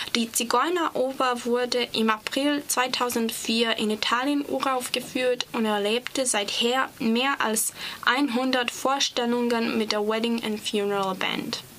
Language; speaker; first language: German; non-native, fluent; Serbian